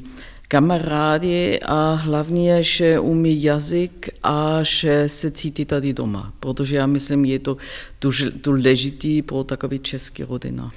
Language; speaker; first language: Czech; non-native, learner; German